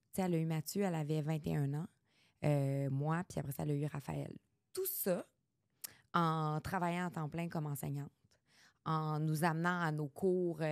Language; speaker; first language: French; native; French